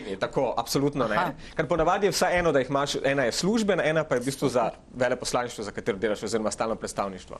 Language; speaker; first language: Slovenian; early bilingual, other home language; Macedonian